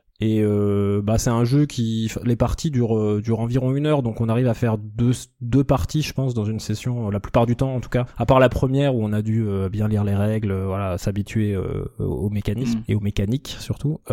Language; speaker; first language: French; native; French